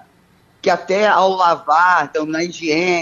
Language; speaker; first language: Portuguese; native; Portuguese